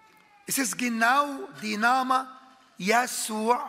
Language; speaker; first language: German; non-native, fluent; Arabic